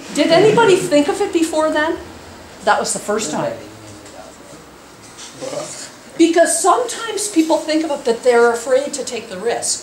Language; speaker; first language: English; native; English